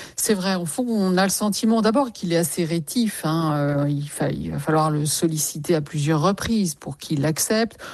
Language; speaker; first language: French; native; French